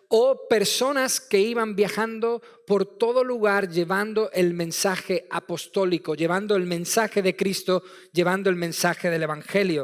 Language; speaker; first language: Spanish; native; Spanish